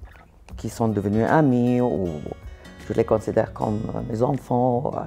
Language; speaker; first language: French; non-native, fluent; Arabic